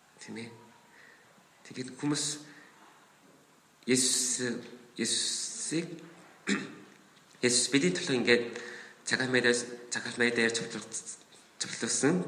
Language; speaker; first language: Mongolian; non-native, fluent; Korean